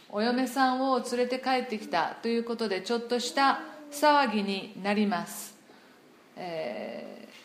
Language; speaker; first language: Japanese; non-native, fluent; English